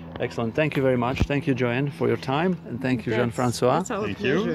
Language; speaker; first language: English; non-native, fluent; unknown